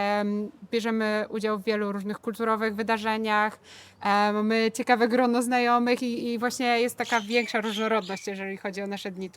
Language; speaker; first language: Polish; native; Polish